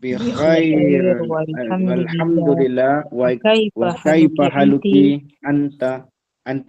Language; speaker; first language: Arabic; non-native, learner; Malay